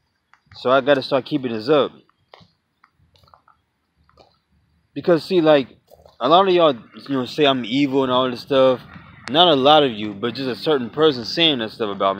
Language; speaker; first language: English; native; English